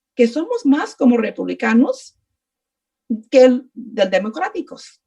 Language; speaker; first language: Spanish; early bilingual, other home language; English